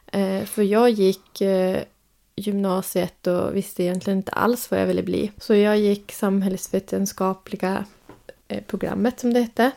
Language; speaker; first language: Swedish; native; Swedish